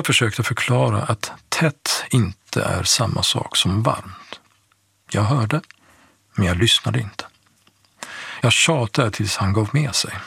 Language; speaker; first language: Swedish; early bilingual, other home language; Persian